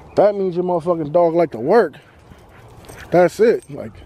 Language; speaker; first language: English; native; English